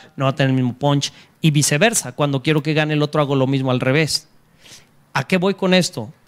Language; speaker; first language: Spanish; native; Spanish